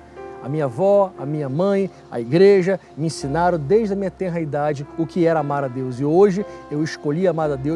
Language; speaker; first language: Portuguese; native; Portuguese